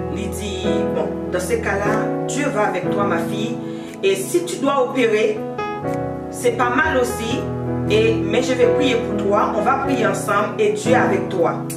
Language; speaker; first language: French; non-native, local second language; Haitian Creole